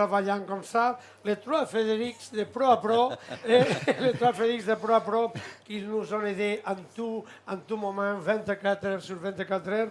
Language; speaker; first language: French; non-native, fluent; Catalan